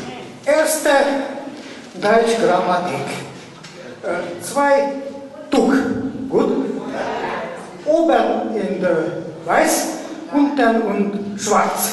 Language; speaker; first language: German; non-native, learner; Hungarian